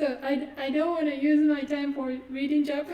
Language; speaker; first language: English; non-native, fluent; Japanese